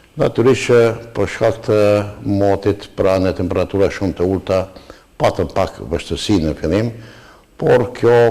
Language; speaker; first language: Albanian; native; Albanian